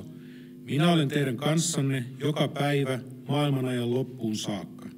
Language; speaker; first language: Finnish; native; Finnish